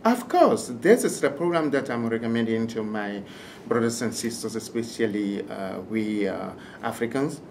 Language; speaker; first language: English; non-native, fluent; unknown